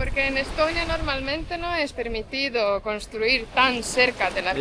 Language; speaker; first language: Spanish; non-native, fluent; Estonian